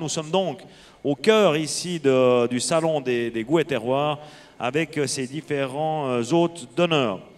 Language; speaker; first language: French; native; French